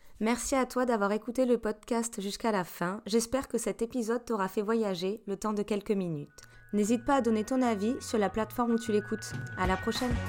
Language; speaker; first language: French; native; French